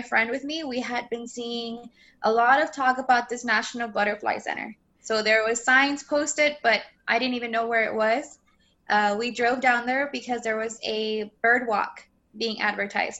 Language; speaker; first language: English; native; English